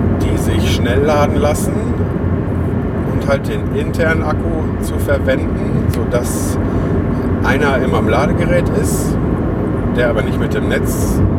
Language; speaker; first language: German; native; German